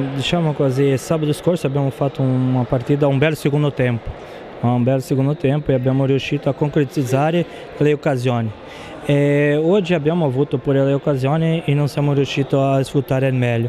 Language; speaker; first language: Italian; non-native, fluent; Portuguese